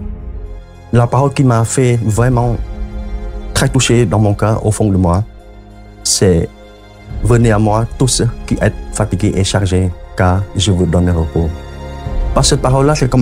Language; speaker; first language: French; non-native, fluent; Khmer